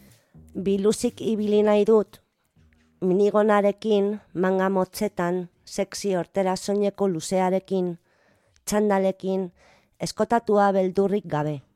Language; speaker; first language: Basque; non-native, local second language; Spanish